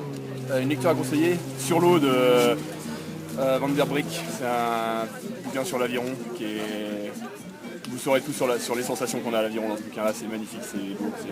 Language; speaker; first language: French; native; French